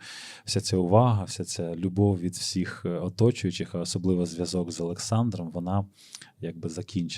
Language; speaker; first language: Ukrainian; native; Ukrainian